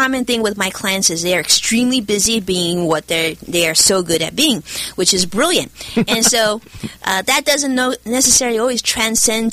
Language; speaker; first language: English; early bilingual, other home language; Chinese